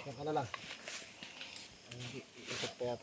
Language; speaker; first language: Filipino; native; Filipino